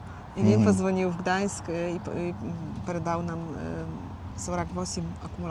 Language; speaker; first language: Ukrainian; non-native, fluent; Polish